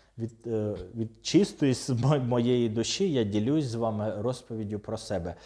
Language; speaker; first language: Ukrainian; non-native, local second language; Russian